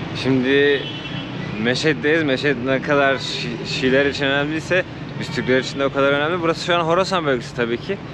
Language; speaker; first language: Turkish; native; Turkish